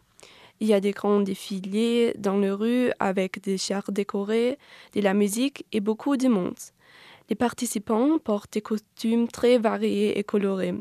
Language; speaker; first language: French; non-native, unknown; German